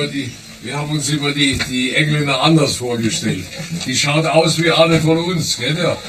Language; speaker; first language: German; non-native, fluent; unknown